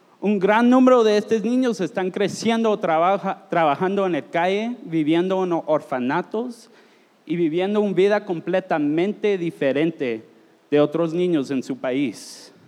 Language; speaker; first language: Spanish; non-native, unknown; English